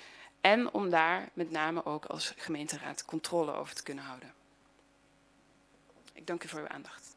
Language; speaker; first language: Dutch; native; Dutch